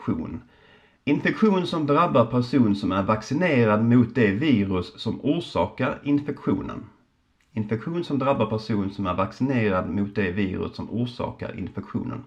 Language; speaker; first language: Swedish; native; Swedish